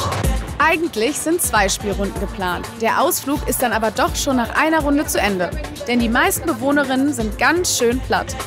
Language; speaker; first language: German; native; German